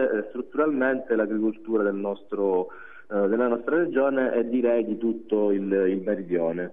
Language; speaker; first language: Italian; native; Italian